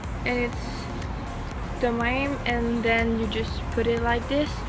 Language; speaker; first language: English; non-native, learner; French